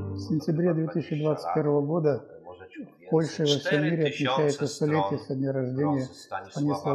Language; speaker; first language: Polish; non-native, learner; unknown